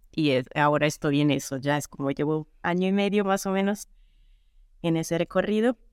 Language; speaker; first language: Spanish; non-native, fluent; Italian